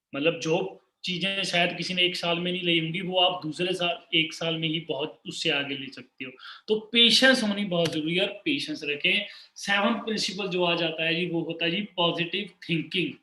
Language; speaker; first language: Hindi; non-native, local second language; Punjabi